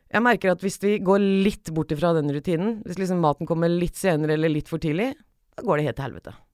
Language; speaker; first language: Norwegian; native; Norwegian